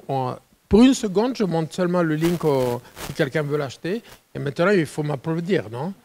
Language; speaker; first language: French; non-native, fluent; Italian